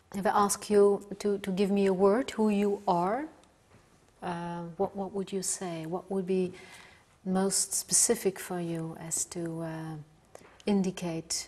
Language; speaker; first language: English; non-native, fluent; Dutch